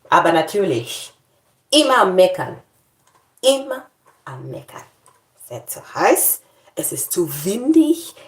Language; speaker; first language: German; non-native, learner; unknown